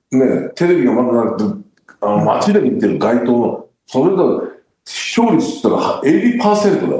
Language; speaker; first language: Japanese; native; Japanese